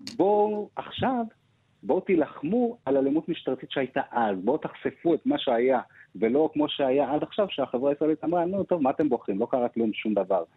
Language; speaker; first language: Hebrew; early bilingual, other home language; Amharic